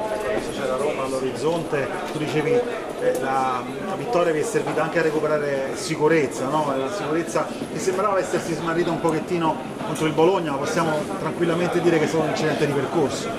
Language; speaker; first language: Italian; native; Italian